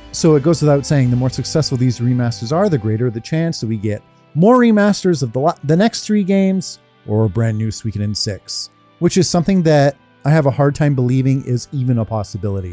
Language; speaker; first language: English; native; English